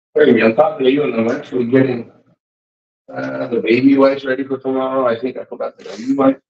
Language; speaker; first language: English; native; English